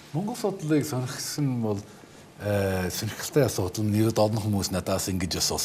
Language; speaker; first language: Mongolian; non-native, fluent; English